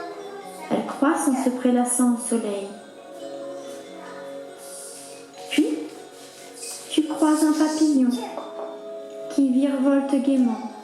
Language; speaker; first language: French; native; French